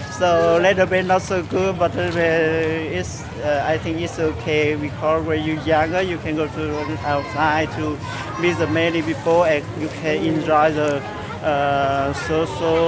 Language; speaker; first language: English; non-native, learner; Hmong